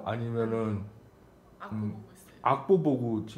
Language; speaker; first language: Korean; native; Korean